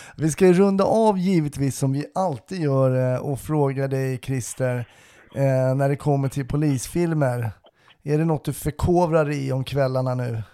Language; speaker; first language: Swedish; native; Swedish